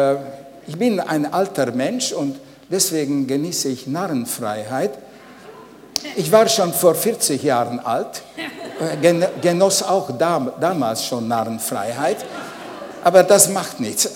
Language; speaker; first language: German; non-native, fluent; Hungarian